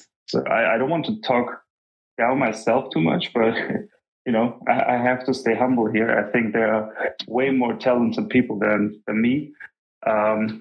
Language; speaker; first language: English; non-native, fluent; German